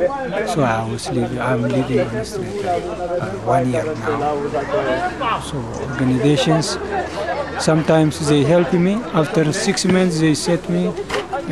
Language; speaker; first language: English; non-native, learner; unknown